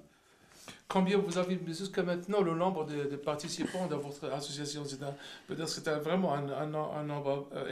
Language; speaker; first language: French; non-native, local second language; Arabic